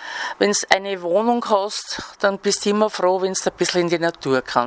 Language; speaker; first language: German; native; German